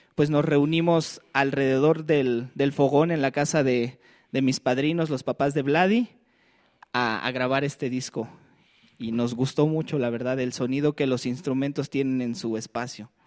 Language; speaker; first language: Spanish; non-native, local second language; Nahuatl languages